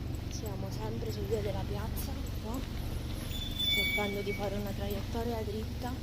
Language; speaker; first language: Italian; native; Italian